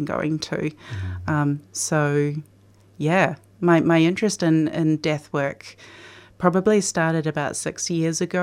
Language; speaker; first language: English; native; English